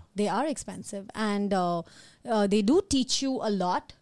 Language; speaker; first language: English; non-native, local second language; Hindi